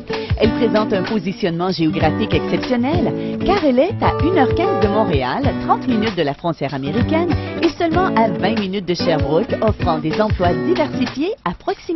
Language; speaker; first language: French; native; French